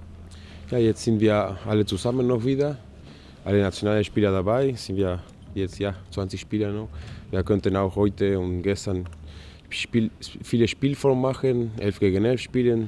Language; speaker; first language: German; non-native, learner; Spanish